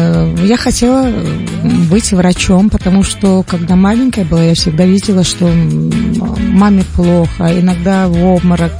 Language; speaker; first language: Russian; non-native, local second language; Tajik